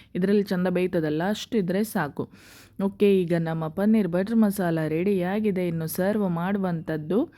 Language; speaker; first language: Kannada; non-native, local second language; Konkani